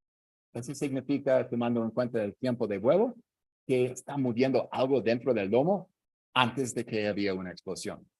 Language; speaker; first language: Spanish; non-native, fluent; English